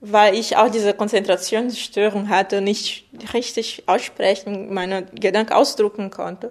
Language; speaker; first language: German; non-native, fluent; Portuguese